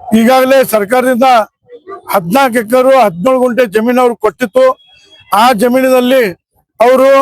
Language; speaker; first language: Kannada; native; Kannada